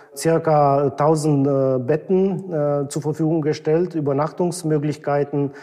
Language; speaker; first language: German; non-native, fluent; Romanian